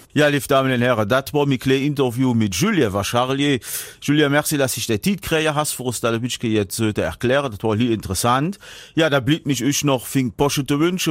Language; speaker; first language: German; native; German